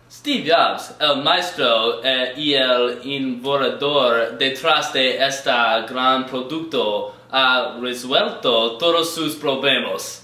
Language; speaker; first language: Spanish; non-native, learner; English